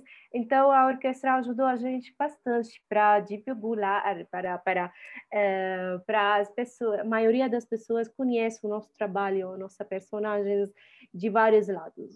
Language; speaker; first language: Portuguese; non-native, fluent; Arabic